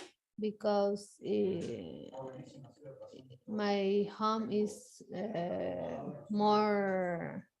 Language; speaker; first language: English; non-native, learner; Spanish